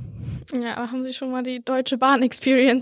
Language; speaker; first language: German; native; German